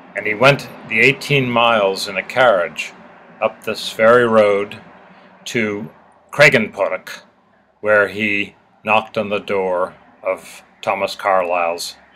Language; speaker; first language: English; native; English